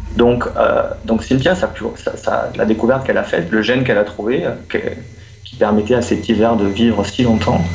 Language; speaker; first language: French; native; French